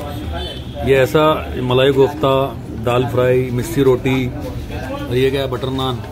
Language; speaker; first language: Hindi; non-native, local second language; Marathi